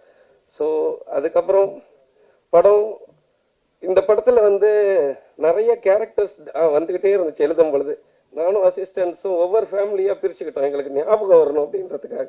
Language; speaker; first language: Tamil; native; Tamil